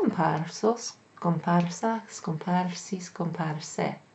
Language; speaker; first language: Italian; non-native, fluent; English